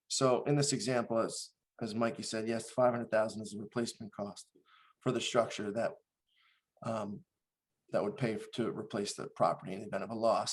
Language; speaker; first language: English; native; English